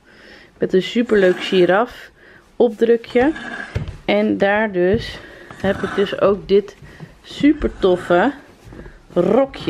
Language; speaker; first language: Dutch; native; Dutch